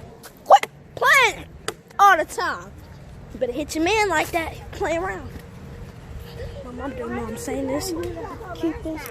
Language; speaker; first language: English; native; English